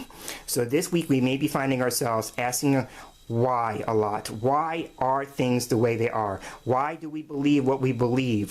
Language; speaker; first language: English; native; English